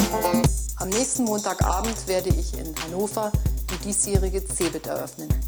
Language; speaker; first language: German; native; German